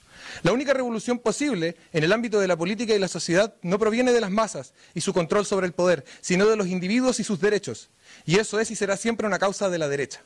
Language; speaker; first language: Spanish; native; Spanish